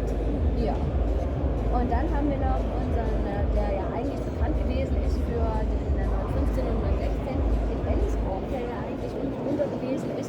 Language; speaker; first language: German; native; German